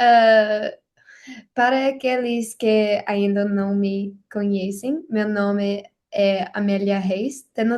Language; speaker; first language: Portuguese; non-native, learner; English